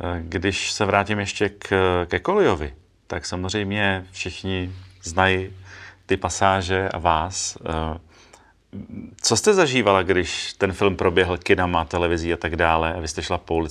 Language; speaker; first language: Czech; native; Czech